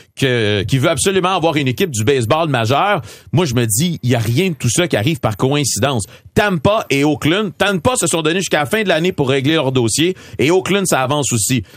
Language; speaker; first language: French; native; French